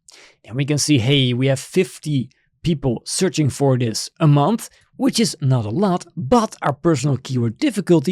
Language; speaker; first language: English; non-native, fluent; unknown